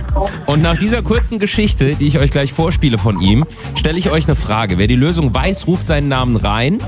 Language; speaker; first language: German; native; German